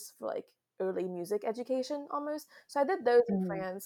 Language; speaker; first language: English; early bilingual, other home language; French